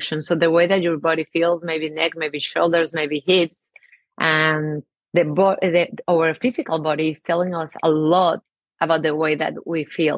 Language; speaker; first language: English; non-native, fluent; Spanish